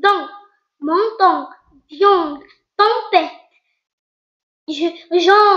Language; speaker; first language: French; non-native, local second language; Arabic